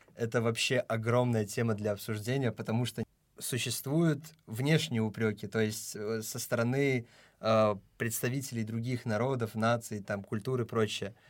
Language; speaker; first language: Russian; non-native, local second language; Tajik